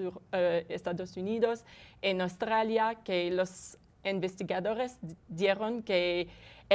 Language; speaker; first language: Spanish; non-native, fluent; French